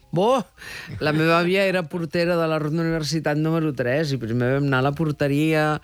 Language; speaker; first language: Catalan; early bilingual, heritage; Catalan